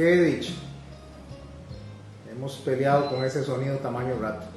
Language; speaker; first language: Spanish; native; Spanish